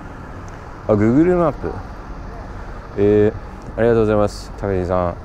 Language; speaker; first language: Japanese; non-native, learner; English